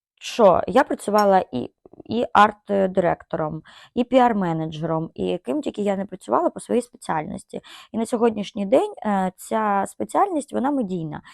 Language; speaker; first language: Ukrainian; non-native, local second language; Russian